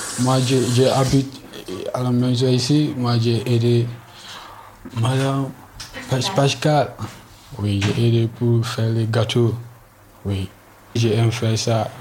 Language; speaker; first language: French; non-native, learner; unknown